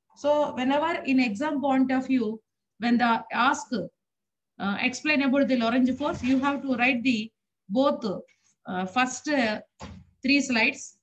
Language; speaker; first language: English; non-native, local second language; Telugu